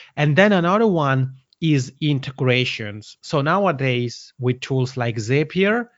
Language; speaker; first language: English; non-native, fluent; Italian